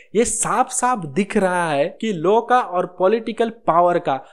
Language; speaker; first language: Hindi; native; Hindi